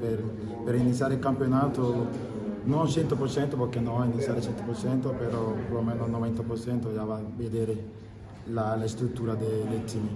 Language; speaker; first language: Italian; non-native, learner; Spanish